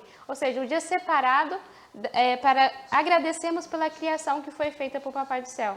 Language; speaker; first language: Portuguese; native; Portuguese